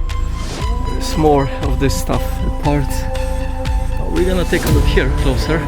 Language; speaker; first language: English; non-native, fluent; Polish